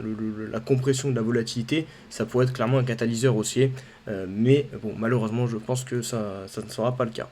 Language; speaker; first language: French; native; French